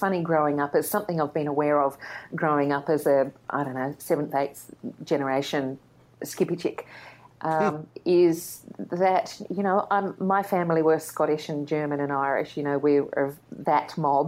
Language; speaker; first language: English; native; English